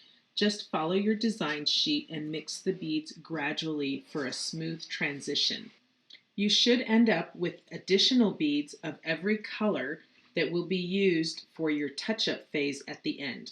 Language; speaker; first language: English; native; English